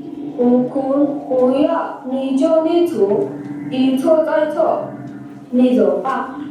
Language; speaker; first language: Chinese; non-native, learner; Mongolian